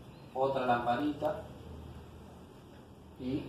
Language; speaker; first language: Spanish; native; Spanish